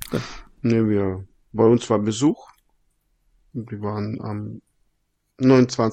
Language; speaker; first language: German; non-native, fluent; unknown